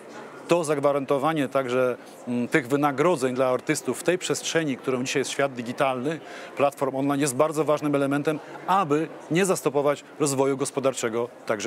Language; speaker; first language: Polish; native; Polish